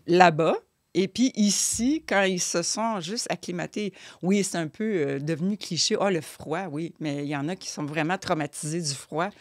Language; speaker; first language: French; native; French